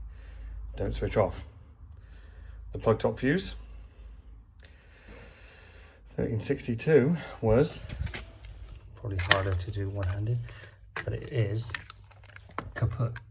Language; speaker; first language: English; native; English